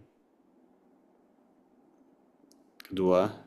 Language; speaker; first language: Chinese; non-native, learner; Indonesian